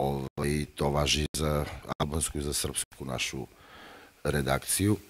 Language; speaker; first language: Bosnian; native; Bosnian